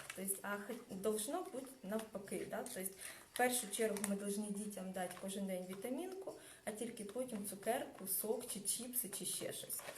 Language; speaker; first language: Ukrainian; non-native, local second language; Russian